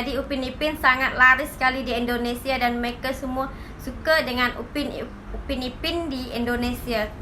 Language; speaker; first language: Malay; native; Malay